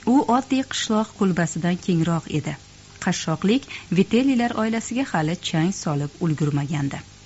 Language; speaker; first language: Uzbek; native; Uzbek